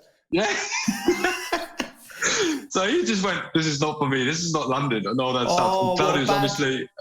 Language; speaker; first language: English; non-native, fluent; German